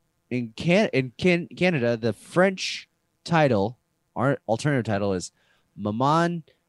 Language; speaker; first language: English; native; English